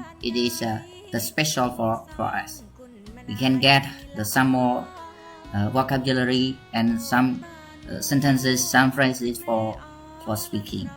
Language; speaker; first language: English; non-native, learner; Khmer